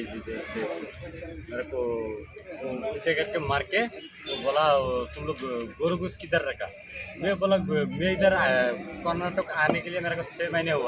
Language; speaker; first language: Hindi; non-native, local second language; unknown